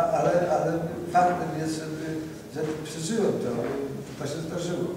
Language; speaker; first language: Polish; native; Polish